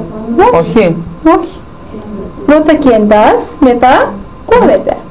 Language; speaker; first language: Greek; non-native, local second language; Turkish